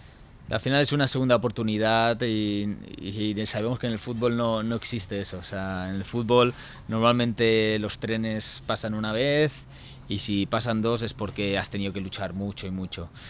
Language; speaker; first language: Spanish; native; Spanish